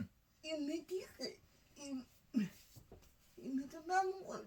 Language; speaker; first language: French; non-native, learner; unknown